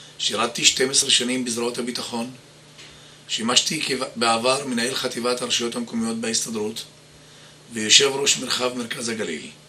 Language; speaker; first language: Hebrew; non-native, local second language; Arabic